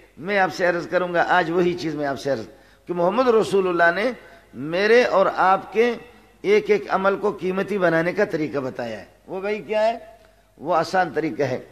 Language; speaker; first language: Urdu; non-native, local second language; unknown